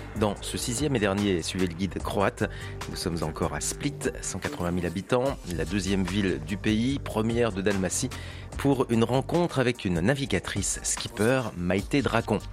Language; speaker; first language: French; native; French